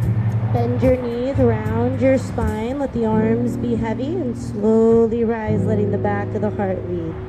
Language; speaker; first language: English; native; English